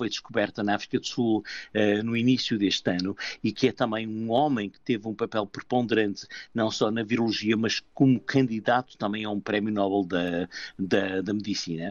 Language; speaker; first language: Portuguese; native; Portuguese